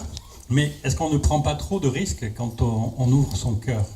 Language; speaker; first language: French; native; French